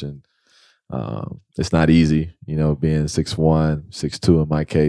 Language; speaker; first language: English; native; English